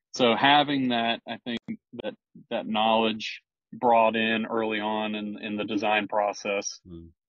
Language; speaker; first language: English; native; English